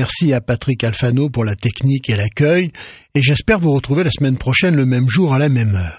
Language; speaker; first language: French; native; French